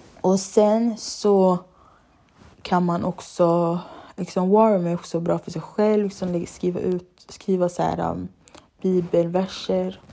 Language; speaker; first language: Swedish; early bilingual, other home language; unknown